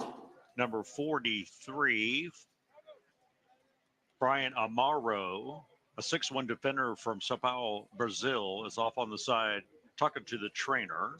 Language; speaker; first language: English; native; English